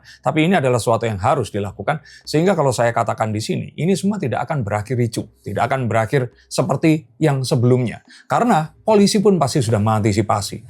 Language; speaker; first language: Indonesian; native; Indonesian